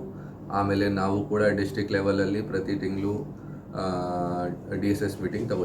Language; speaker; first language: Kannada; non-native, fluent; Hindi